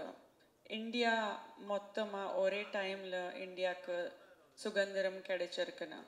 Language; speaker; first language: Tamil; non-native, fluent; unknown